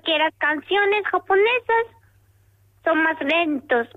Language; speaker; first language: Spanish; non-native, learner; Japanese